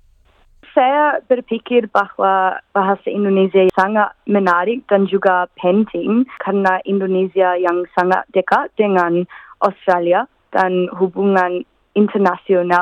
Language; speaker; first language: Indonesian; non-native, fluent; English